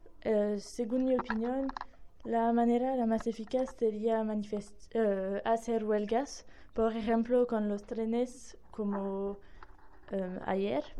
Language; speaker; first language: Spanish; non-native, learner; French